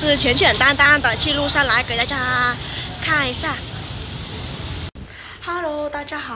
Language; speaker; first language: Chinese; non-native, fluent; Vietnamese